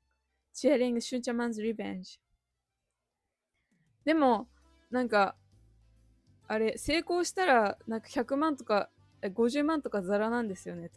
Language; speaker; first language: Japanese; native; Japanese